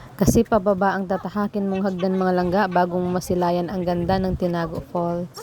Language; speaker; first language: Filipino; non-native, local second language; Cebuano